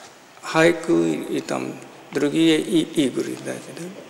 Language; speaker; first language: Russian; non-native, fluent; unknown